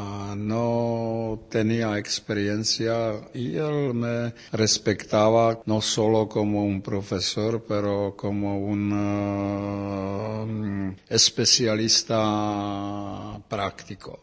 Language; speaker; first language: Spanish; non-native, learner; Czech